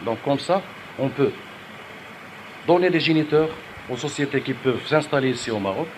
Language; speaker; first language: French; non-native, local second language; Arabic